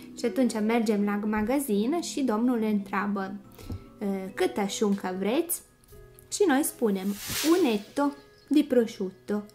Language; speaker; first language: Romanian; non-native, fluent; Italian